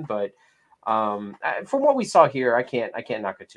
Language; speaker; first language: English; native; English